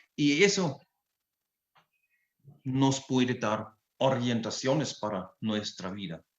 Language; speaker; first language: Spanish; non-native, fluent; German